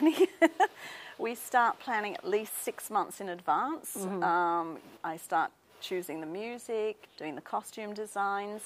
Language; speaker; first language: English; native; English